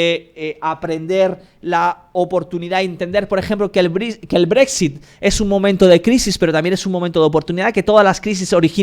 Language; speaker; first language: Spanish; native; Spanish